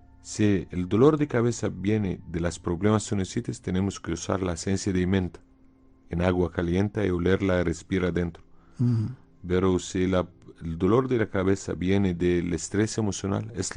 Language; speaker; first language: Spanish; non-native, fluent; Arabic